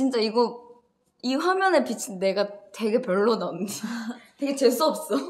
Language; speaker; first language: Korean; native; Korean